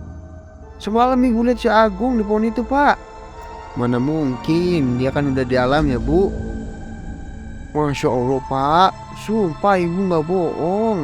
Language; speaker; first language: Indonesian; native; Indonesian